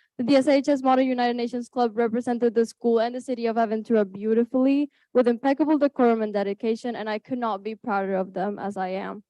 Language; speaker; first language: English; early bilingual, other home language; Spanish